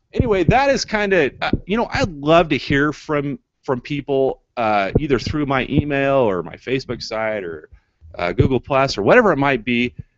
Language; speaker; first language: English; native; English